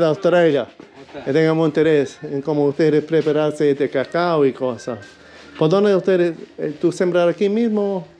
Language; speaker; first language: Spanish; non-native, learner; English